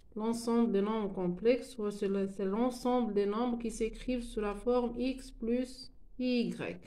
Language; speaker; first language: French; non-native, local second language; Arabic